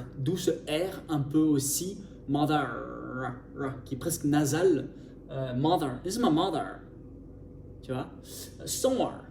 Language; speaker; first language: French; native; French